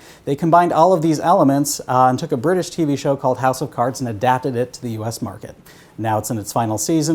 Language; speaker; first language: English; native; English